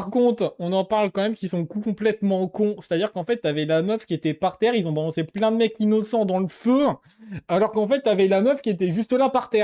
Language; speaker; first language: French; native; French